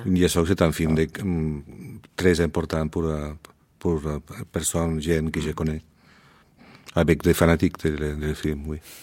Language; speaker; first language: French; non-native, learner; Spanish